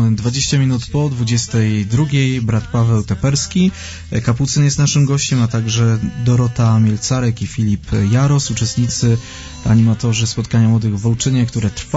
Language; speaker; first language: Polish; native; Polish